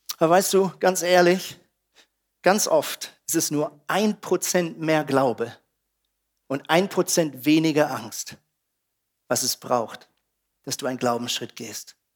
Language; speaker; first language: German; native; German